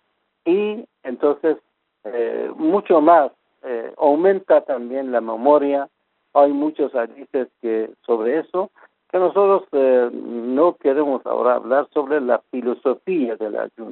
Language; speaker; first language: Spanish; non-native, fluent; Persian